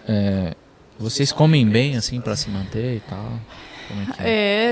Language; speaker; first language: Portuguese; native; Portuguese